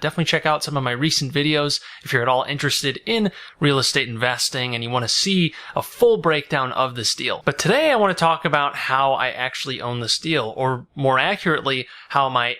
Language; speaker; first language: English; native; English